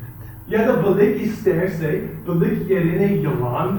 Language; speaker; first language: Turkish; non-native, fluent; English